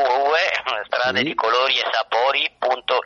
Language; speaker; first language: Spanish; non-native, fluent; Italian